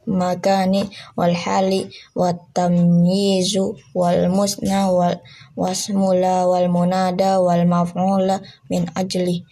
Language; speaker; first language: Arabic; non-native, learner; Indonesian